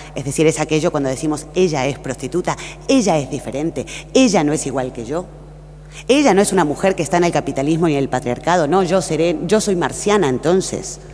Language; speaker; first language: Spanish; native; Spanish